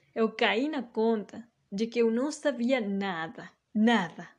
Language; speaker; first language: Portuguese; early bilingual, heritage; Portuguese